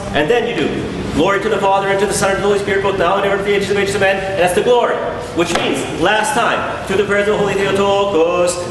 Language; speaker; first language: English; native; English